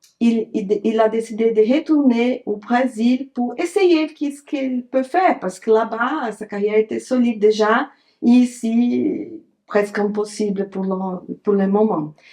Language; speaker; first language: French; non-native, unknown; Portuguese